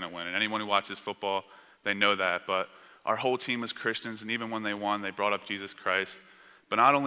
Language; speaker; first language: English; native; English